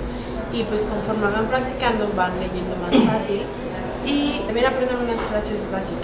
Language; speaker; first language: Spanish; native; Spanish